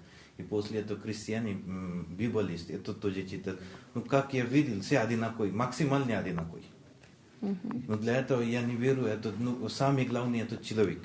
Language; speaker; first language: Russian; non-native, learner; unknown